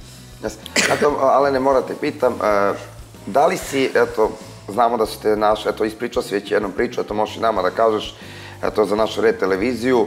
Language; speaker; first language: Serbian; native; Serbian